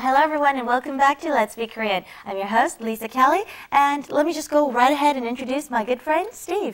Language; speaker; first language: English; native; English